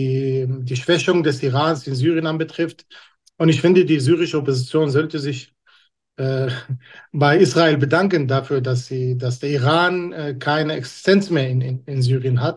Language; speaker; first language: German; non-native, fluent; Kurdish